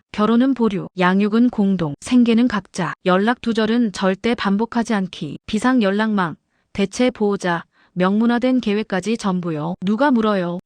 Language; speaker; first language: Korean; non-native, fluent; Spanish